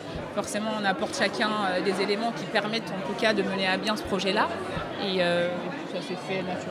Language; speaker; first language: French; native; French